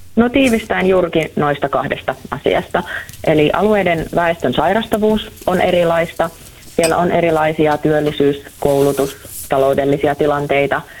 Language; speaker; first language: Finnish; native; Finnish